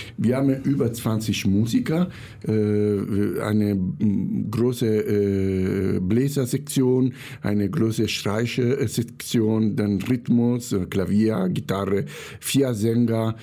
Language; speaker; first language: German; non-native, fluent; Italian